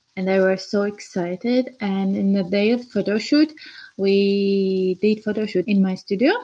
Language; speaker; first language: English; non-native, fluent; Latvian